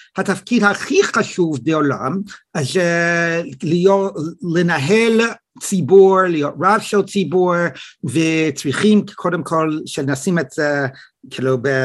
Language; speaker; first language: Hebrew; non-native, fluent; English